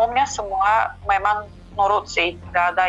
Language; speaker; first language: Indonesian; non-native, fluent; Russian